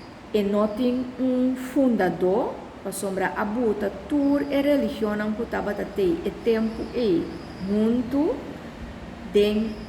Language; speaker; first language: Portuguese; non-native, learner; Papiamento